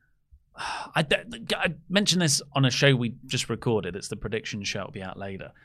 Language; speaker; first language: English; native; English